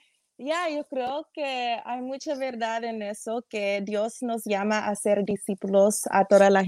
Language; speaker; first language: Spanish; early bilingual, heritage; English